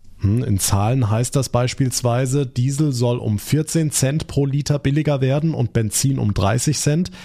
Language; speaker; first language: German; native; German